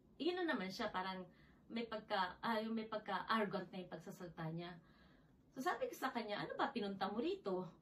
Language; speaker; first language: Filipino; native; Filipino